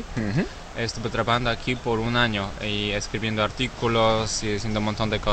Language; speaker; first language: Spanish; non-native, learner; Polish